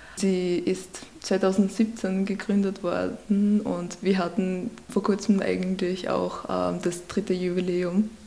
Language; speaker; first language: German; early bilingual, other home language; Persian